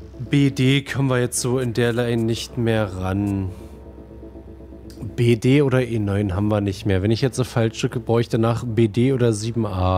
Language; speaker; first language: German; native; German